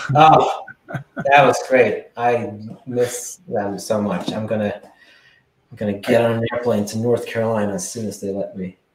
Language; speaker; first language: English; non-native, fluent; Swedish